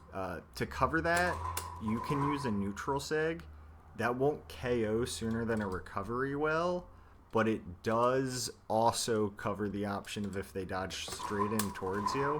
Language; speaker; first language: English; native; English